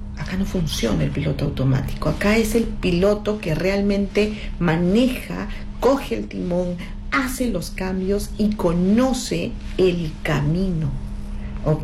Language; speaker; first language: Spanish; native; Spanish